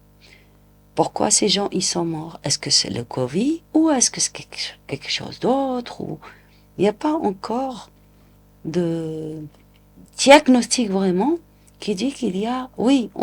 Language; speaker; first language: French; non-native, local second language; Arabic